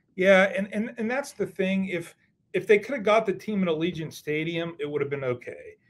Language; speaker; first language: English; native; English